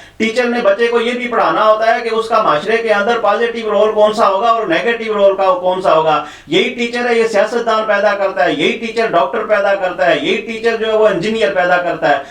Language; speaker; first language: Urdu; non-native, local second language; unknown